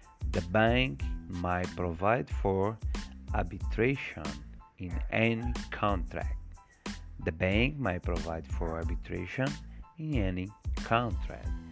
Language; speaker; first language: English; non-native, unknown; Portuguese